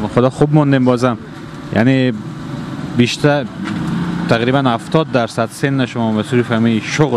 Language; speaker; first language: Persian; native; Persian